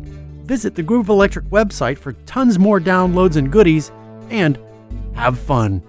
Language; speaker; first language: English; native; English